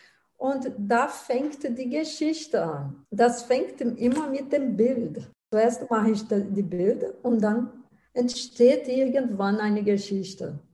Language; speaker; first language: German; non-native, fluent; Portuguese